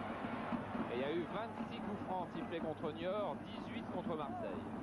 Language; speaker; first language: French; native; French